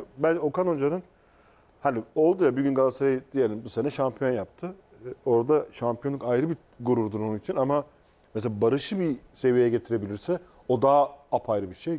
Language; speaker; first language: Turkish; native; Turkish